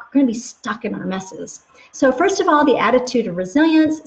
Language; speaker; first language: English; native; English